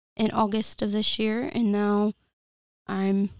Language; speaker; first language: English; native; English